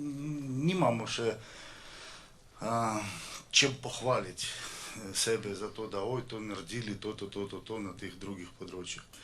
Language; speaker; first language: Slovenian; non-native, learner; Russian